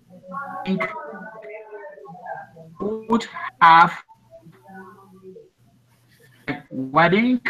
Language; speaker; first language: English; non-native, learner; Spanish